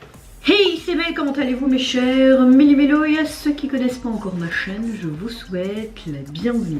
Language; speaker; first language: French; native; French